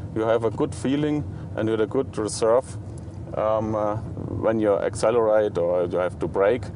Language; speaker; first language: English; non-native, fluent; German